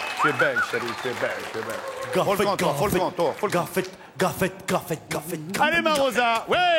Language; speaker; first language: French; native; French